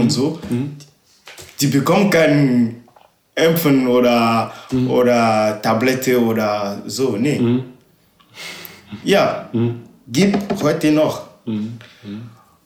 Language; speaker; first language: German; non-native, learner; Ewe